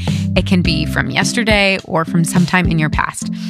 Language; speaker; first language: English; native; English